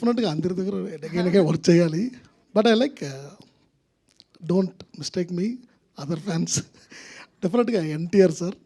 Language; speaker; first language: Telugu; non-native, local second language; Tamil